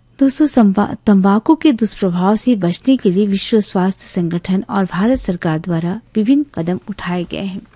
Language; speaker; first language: Hindi; native; Hindi